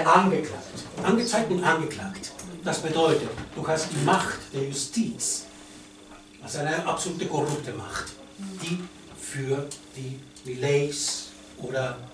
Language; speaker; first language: German; non-native, fluent; Spanish